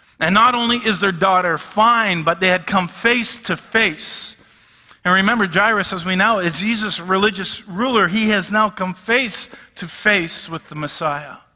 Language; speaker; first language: English; native; English